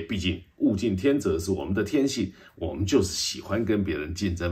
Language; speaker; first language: Chinese; native; Chinese